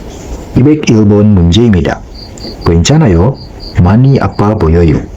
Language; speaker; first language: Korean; non-native, fluent; Indonesian